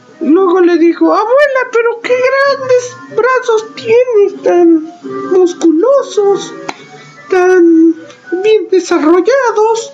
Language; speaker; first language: Spanish; native; Spanish